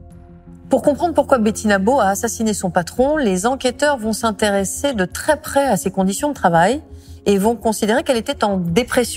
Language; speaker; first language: French; native; French